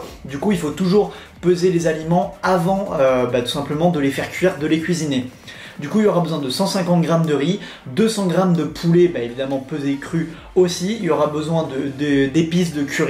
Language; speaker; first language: French; native; French